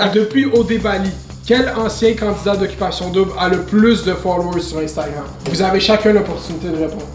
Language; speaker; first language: French; native; French